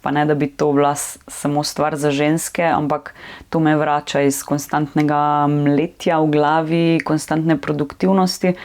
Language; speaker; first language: Slovenian; native; Slovenian